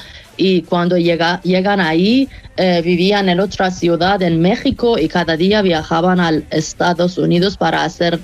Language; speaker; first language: Spanish; non-native, fluent; Persian